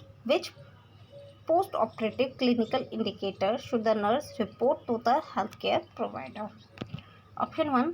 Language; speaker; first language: English; non-native, local second language; Hindi